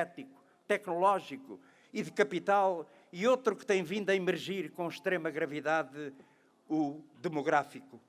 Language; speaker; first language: Portuguese; native; Portuguese